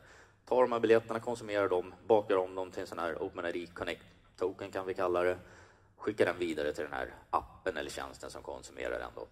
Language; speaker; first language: Swedish; native; Swedish